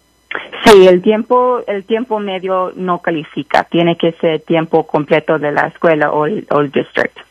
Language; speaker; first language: Spanish; early bilingual, heritage; Spanish